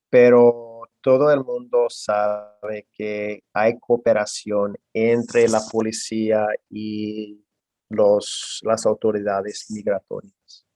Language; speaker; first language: Spanish; non-native, fluent; English